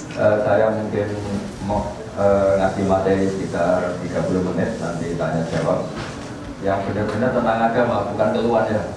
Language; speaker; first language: Malay; non-native, local second language; Javanese